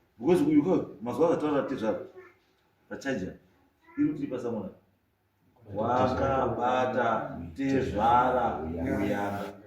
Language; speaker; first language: Shona; native; Shona